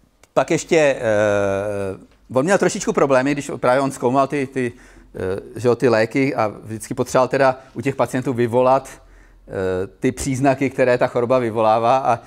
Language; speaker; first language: Czech; native; Czech